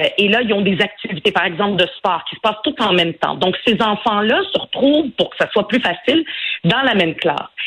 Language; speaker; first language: French; early bilingual, other home language; Arabic